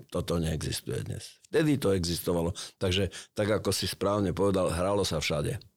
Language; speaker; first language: Slovak; native; Slovak